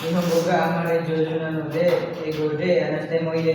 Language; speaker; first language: Japanese; non-native, learner; Indonesian